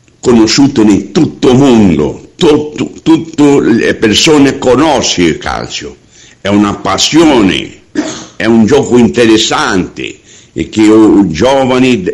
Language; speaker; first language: Italian; non-native, learner; Portuguese